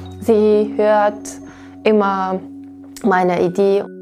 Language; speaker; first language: German; non-native, learner; Uyghur